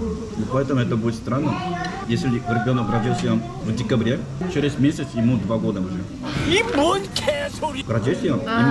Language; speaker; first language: Russian; non-native, fluent; Korean